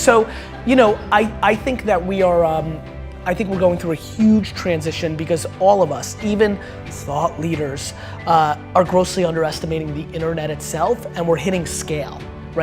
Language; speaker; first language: English; early bilingual, other home language; Russian